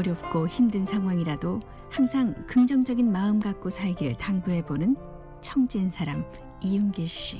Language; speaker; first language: Korean; native; Korean